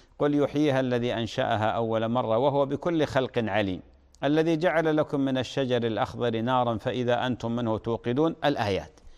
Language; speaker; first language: Arabic; native; Arabic